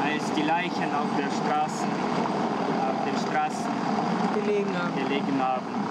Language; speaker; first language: German; non-native, fluent; Ukrainian